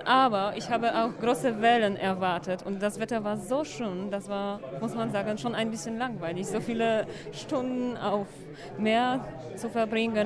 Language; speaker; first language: German; non-native, fluent; Polish